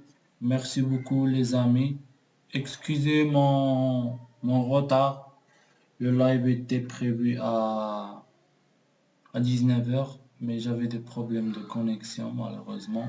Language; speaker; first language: French; non-native, local second language; Arabic